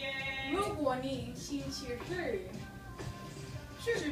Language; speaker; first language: Chinese; non-native, learner; Spanish